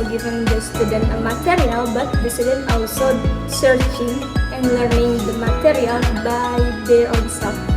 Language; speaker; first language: English; non-native, learner; Indonesian